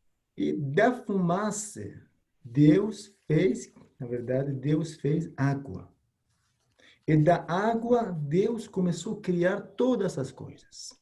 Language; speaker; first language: Portuguese; non-native, fluent; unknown